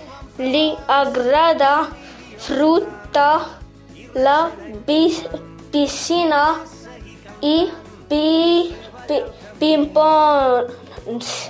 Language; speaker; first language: Catalan; non-native, learner; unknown